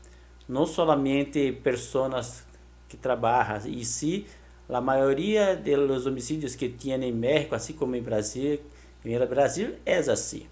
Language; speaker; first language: Portuguese; non-native, learner; Spanish